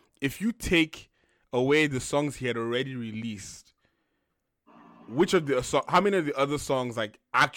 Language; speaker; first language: English; non-native, local second language; Yoruba